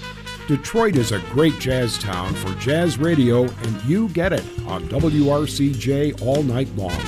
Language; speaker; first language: English; native; English